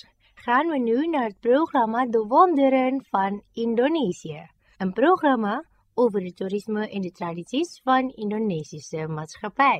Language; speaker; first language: Dutch; non-native, fluent; Indonesian